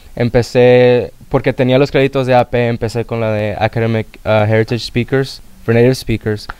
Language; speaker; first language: Spanish; early bilingual, heritage; Spanish